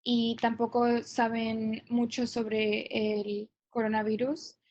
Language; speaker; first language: Spanish; non-native, fluent; English